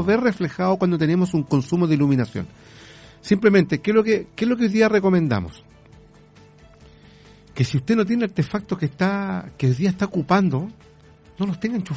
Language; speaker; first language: Spanish; native; Spanish